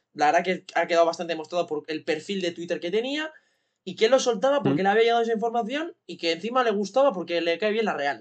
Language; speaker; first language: Spanish; native; Spanish